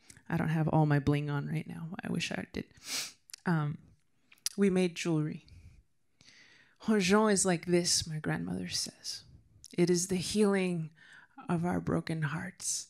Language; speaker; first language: English; native; English